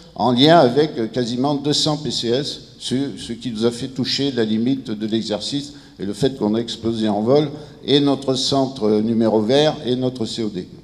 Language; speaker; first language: French; native; French